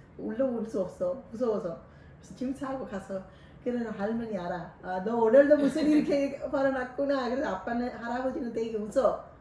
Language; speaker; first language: Korean; non-native, fluent; Sinhala